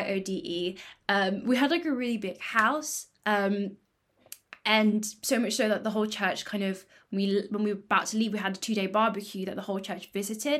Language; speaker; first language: English; native; English